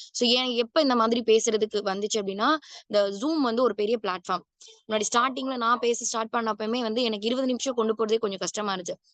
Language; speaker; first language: Tamil; native; Tamil